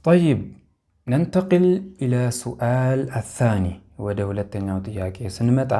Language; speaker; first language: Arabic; non-native, fluent; Amharic